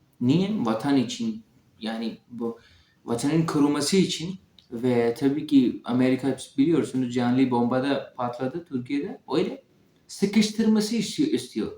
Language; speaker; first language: Turkish; non-native, learner; Urdu